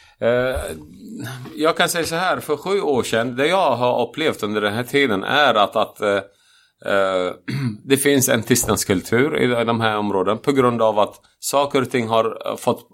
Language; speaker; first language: Swedish; non-native, fluent; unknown